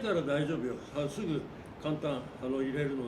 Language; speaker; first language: Japanese; native; Japanese